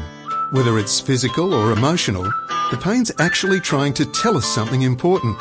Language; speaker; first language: English; native; English